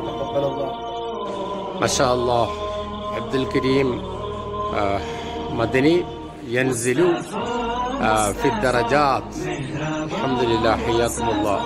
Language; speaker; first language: Arabic; non-native, fluent; Urdu